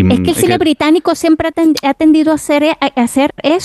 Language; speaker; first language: Spanish; native; Spanish